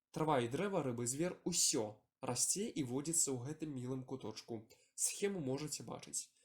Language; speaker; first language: Belarusian; non-native, local second language; Russian